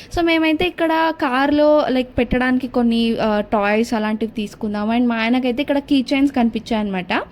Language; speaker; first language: Telugu; non-native, local second language; Kannada